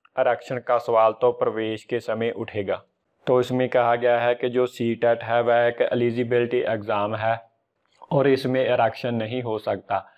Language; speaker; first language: Hindi; non-native, local second language; Punjabi